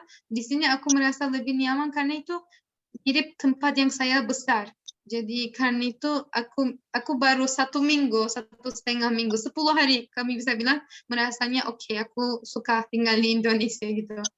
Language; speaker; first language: Indonesian; non-native, learner; Turkish